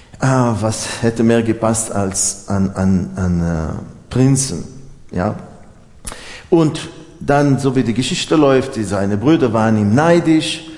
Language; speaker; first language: German; non-native, fluent; Hebrew